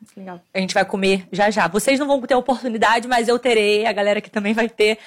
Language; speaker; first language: Portuguese; native; Portuguese